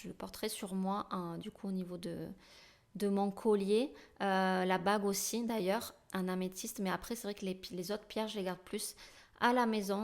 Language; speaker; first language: French; native; French